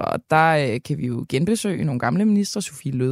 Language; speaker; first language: Danish; native; Danish